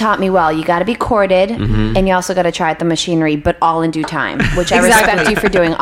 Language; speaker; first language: English; early bilingual, other home language; Hebrew